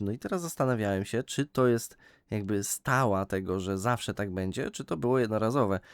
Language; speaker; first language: Polish; native; Polish